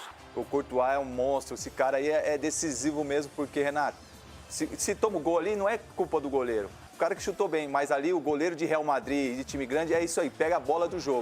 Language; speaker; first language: Portuguese; native; Portuguese